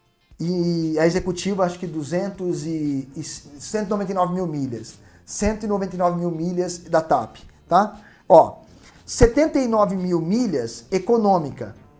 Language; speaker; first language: Portuguese; native; Portuguese